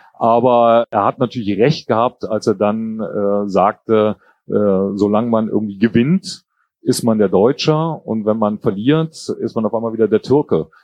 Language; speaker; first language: German; native; German